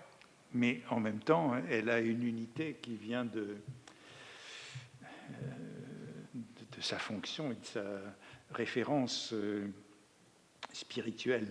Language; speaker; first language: French; native; French